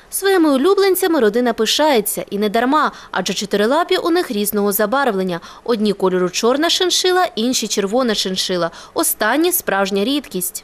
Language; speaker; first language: Ukrainian; native; Ukrainian